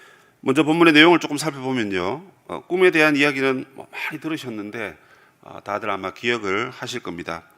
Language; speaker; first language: Korean; native; Korean